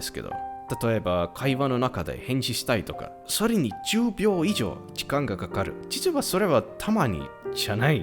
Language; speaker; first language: Japanese; non-native, learner; Estonian